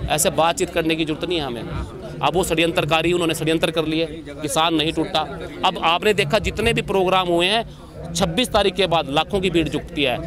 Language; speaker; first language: Hindi; native; Hindi